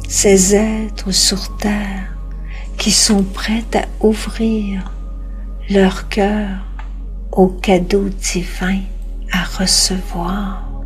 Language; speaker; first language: French; native; French